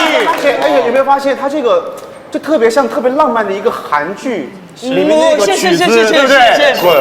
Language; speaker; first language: Chinese; native; Chinese